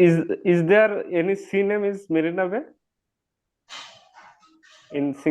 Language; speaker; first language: English; non-native, learner; Bangla